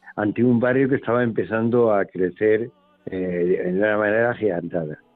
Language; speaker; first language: Spanish; native; Spanish